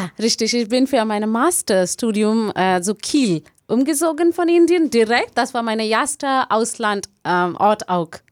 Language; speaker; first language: German; non-native, learner; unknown